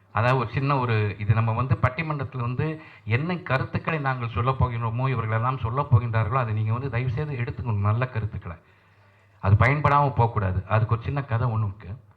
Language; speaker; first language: Tamil; non-native, local second language; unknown